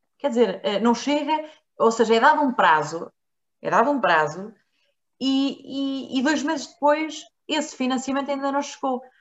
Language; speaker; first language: Portuguese; native; Portuguese